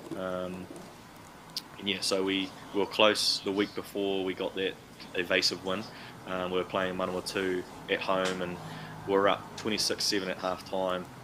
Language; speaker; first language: English; native; English